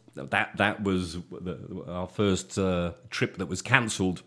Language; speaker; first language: English; native; English